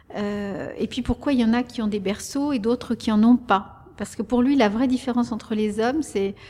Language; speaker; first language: French; early bilingual, other home language; Spanish